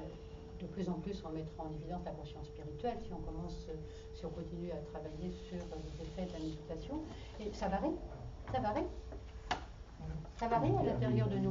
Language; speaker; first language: French; native; French